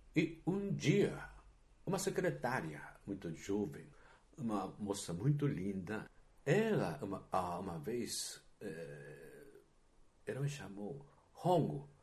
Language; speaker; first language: Portuguese; non-native, fluent; Japanese